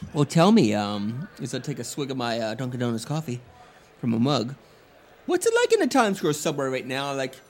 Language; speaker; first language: English; native; English